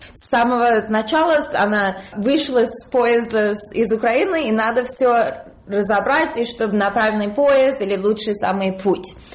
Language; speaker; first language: Russian; early bilingual, heritage; Russian